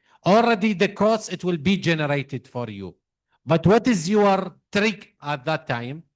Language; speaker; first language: English; non-native, fluent; Arabic